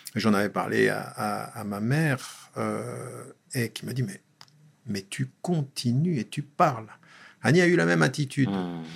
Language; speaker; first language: French; native; French